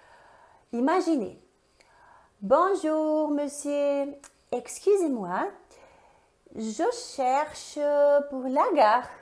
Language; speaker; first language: French; non-native, fluent; Portuguese